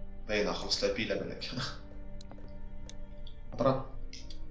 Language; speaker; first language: Arabic; native; Arabic